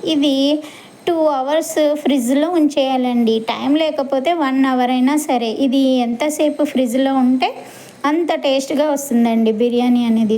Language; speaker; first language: Telugu; non-native, local second language; Urdu